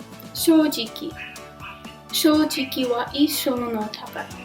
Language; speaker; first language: Japanese; non-native, learner; English